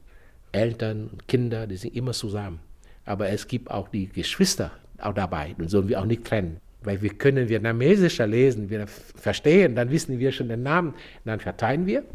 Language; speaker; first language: German; non-native, fluent; Vietnamese